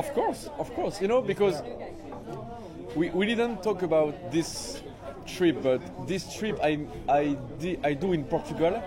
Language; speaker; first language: English; non-native, learner; French